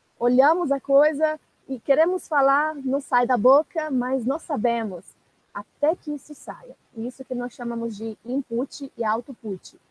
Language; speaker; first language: Portuguese; non-native, fluent; Italian